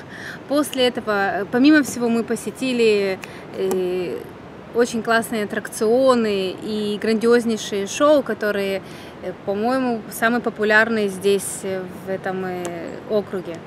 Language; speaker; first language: Russian; native; Russian